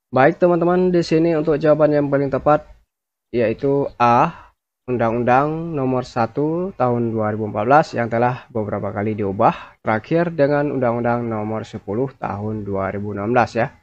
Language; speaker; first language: Indonesian; native; Indonesian